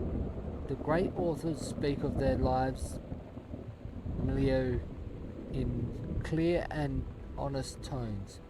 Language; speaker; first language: English; native; English